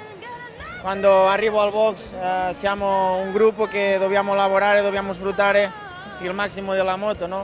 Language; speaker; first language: Italian; non-native, fluent; Spanish